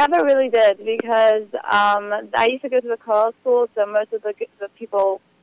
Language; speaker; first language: English; native; English